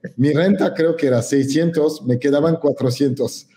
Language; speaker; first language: Spanish; non-native, fluent; French